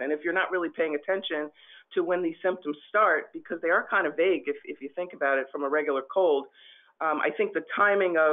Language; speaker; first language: English; native; English